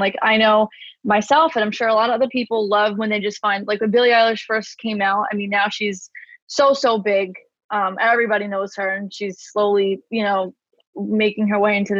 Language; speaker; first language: English; native; English